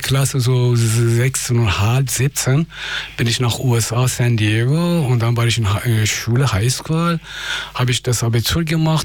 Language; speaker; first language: German; non-native, fluent; Persian